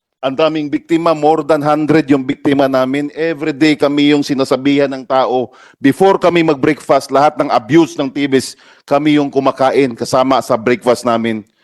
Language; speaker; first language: Filipino; non-native, local second language; Cebuano